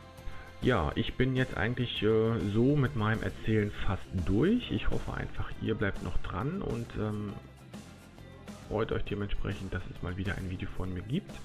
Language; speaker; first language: German; native; German